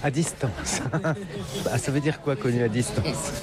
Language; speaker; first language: French; native; French